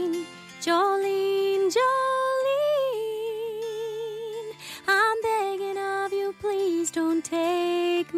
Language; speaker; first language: English; non-native, local second language; Dutch